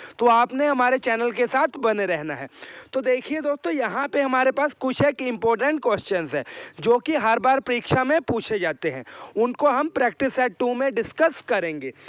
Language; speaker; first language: Hindi; native; Hindi